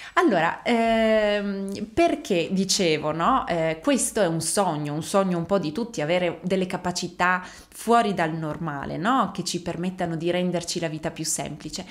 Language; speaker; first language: Italian; native; Italian